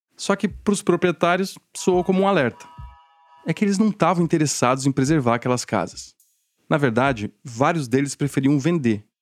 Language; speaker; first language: Portuguese; native; Portuguese